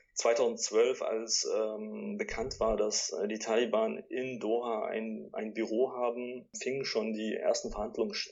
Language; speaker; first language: German; native; German